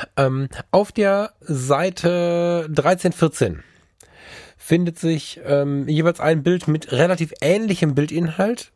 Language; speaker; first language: German; early bilingual, other home language; Turkish